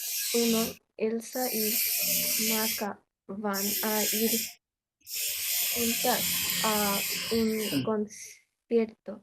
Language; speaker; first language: Spanish; non-native, learner; Bangla